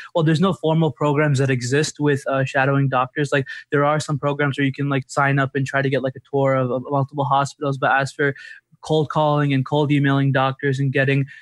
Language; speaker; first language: English; native; English